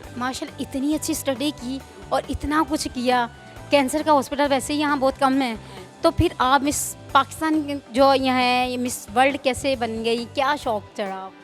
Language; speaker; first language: Urdu; native; Urdu